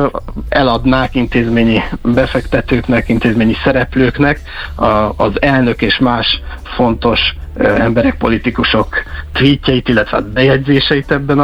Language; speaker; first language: Hungarian; native; Hungarian